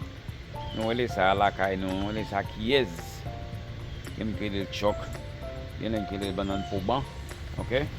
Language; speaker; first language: French; non-native, learner; Haitian Creole